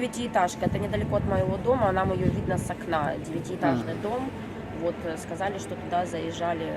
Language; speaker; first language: Russian; native; Russian